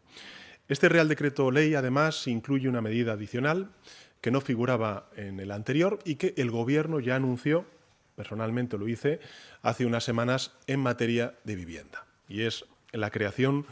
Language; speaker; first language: Spanish; native; Spanish